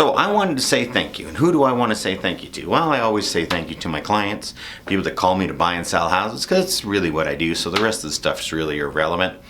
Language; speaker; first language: English; native; English